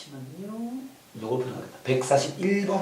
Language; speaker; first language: Korean; native; Korean